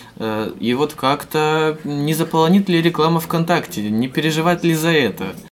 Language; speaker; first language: Russian; native; Russian